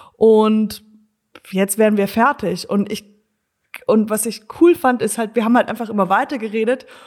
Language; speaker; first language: German; native; German